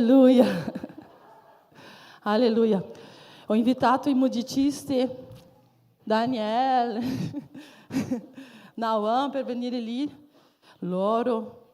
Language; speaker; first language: Italian; non-native, fluent; Portuguese